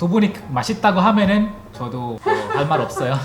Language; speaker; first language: Korean; non-native, fluent; Malay